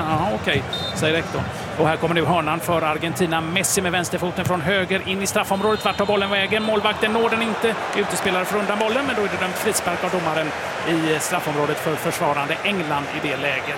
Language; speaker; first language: Swedish; native; Swedish